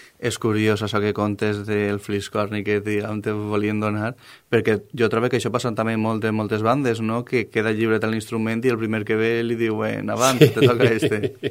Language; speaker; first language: Catalan; native; Catalan